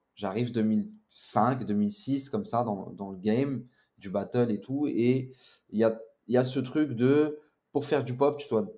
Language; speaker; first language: French; native; French